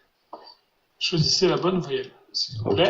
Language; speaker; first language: French; non-native, fluent; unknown